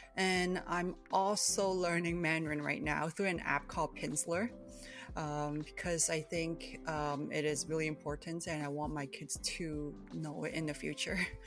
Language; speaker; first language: English; early bilingual, other home language; Cantonese